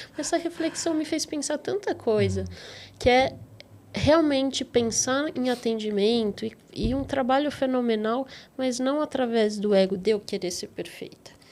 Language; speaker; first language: Portuguese; native; Portuguese